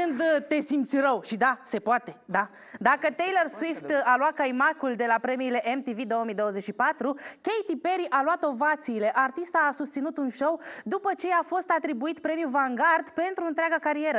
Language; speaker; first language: Romanian; native; Romanian